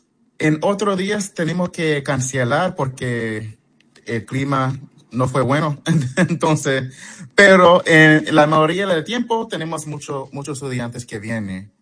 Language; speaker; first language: Spanish; early bilingual, heritage; English